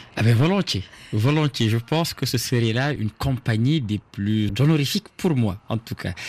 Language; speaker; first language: French; non-native, local second language; Serer